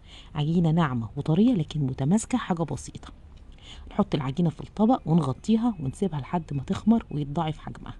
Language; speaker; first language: Arabic; native; Arabic